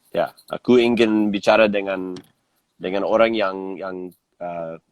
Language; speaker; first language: Indonesian; non-native, learner; English